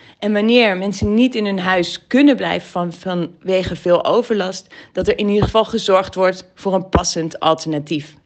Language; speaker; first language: Dutch; native; Dutch